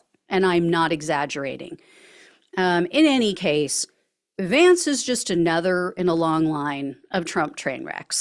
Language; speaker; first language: English; native; English